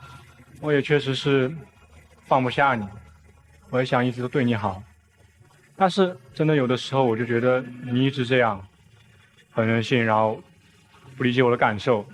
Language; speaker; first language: Chinese; native; Chinese